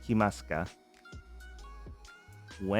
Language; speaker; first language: Japanese; non-native, learner; English